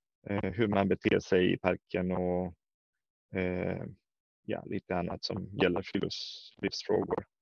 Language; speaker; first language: Swedish; non-native, fluent; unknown